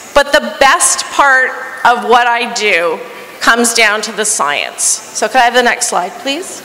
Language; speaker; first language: English; native; English